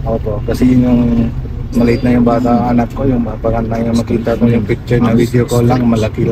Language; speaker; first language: Filipino; non-native, learner; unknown